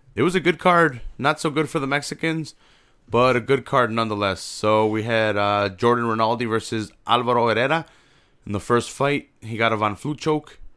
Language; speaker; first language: English; native; English